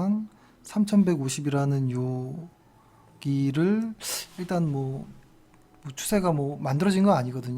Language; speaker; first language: Korean; native; Korean